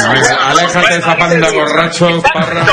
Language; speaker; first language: Spanish; native; Spanish